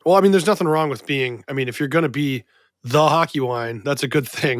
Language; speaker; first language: English; native; English